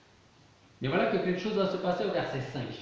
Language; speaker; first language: French; native; French